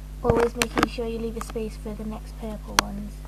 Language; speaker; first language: English; native; English